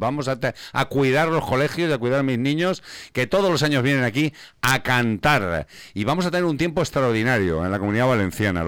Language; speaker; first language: Spanish; native; Spanish